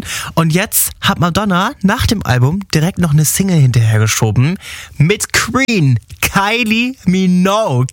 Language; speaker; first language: German; native; German